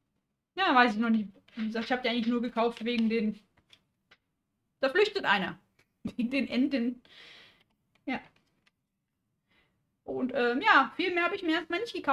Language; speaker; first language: German; native; German